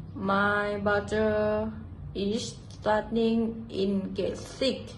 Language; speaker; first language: English; non-native, fluent; Thai